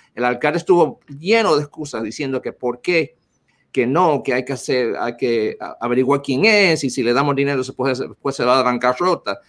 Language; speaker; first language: Spanish; early bilingual, heritage; Spanish